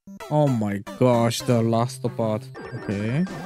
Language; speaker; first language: English; non-native, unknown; Japanese